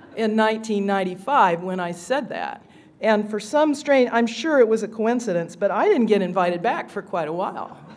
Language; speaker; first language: English; native; English